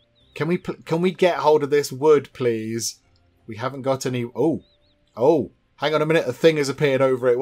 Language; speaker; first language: English; native; English